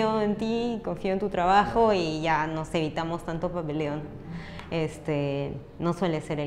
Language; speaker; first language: Spanish; native; Spanish